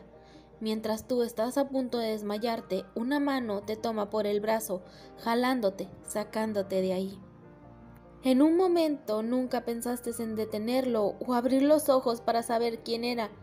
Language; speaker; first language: Spanish; native; Spanish